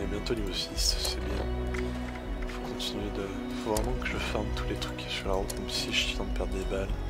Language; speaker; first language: French; native; French